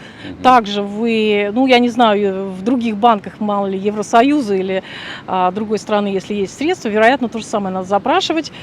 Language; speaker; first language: Russian; native; Russian